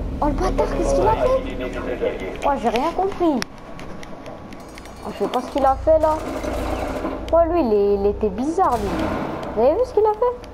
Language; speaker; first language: French; native; French